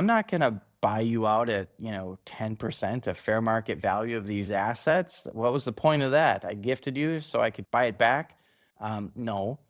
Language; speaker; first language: English; native; English